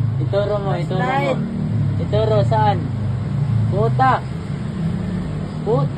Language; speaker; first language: Filipino; non-native, local second language; Cebuano